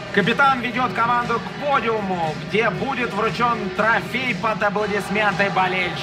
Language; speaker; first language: Russian; native; Russian